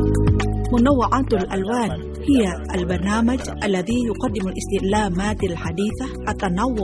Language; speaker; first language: Arabic; non-native, fluent; Indonesian